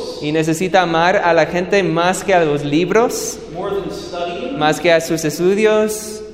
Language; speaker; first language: Spanish; non-native, fluent; English